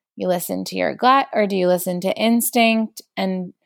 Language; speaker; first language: English; native; English